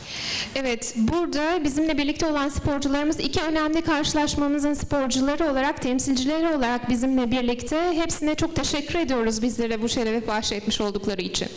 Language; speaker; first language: Turkish; native; Turkish